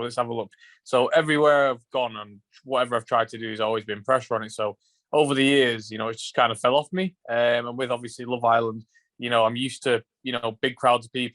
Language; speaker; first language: English; native; English